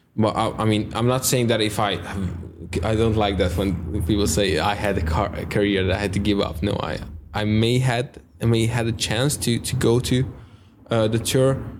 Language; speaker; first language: English; non-native, fluent; Hungarian